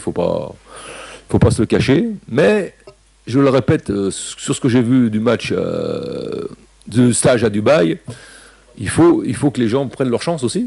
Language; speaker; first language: French; native; French